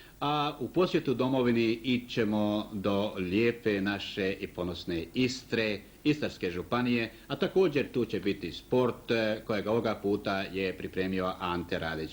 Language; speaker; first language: Croatian; native; Croatian